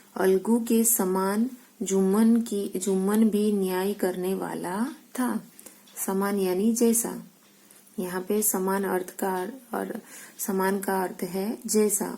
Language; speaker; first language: Hindi; non-native, local second language; Gujarati